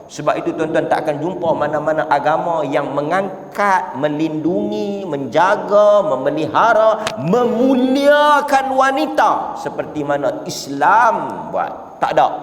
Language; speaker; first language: Malay; native; Malay